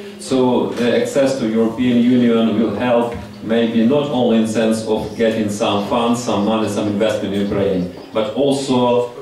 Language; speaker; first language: English; non-native, fluent; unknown